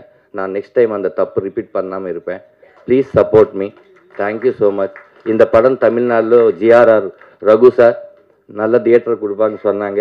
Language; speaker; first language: Tamil; non-native, learner; Telugu